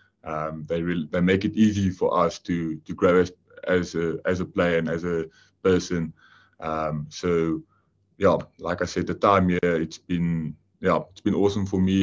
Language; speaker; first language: English; non-native, local second language; Afrikaans